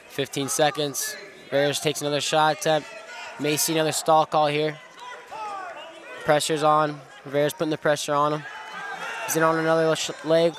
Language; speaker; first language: English; native; English